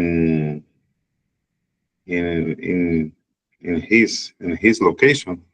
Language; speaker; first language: English; non-native, learner; Portuguese